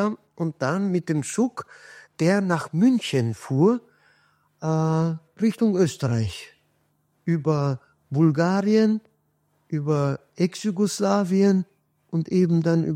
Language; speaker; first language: German; non-native, fluent; Kurdish